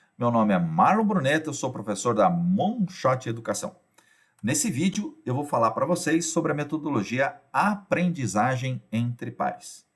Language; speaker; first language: Portuguese; native; Portuguese